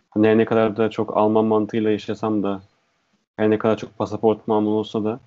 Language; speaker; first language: Turkish; native; Turkish